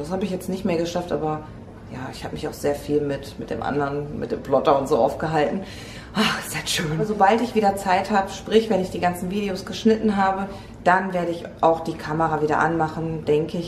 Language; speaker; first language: German; native; German